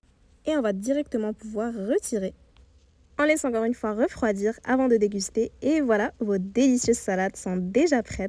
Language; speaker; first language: French; native; French